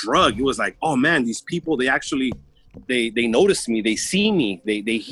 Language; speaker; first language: English; early bilingual, other home language; Spanish